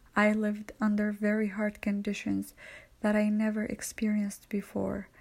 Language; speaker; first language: English; non-native, fluent; Arabic